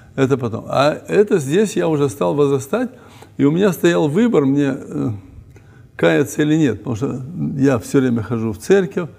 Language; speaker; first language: Russian; native; Russian